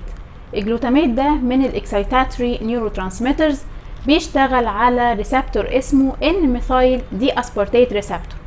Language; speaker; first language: Arabic; native; Arabic